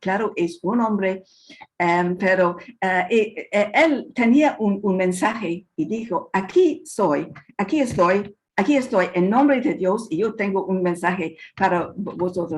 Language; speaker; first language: Spanish; non-native, fluent; English